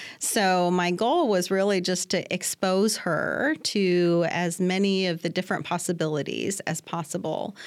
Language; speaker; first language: English; native; English